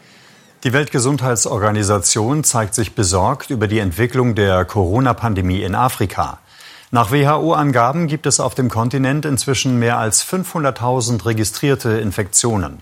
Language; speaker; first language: German; native; German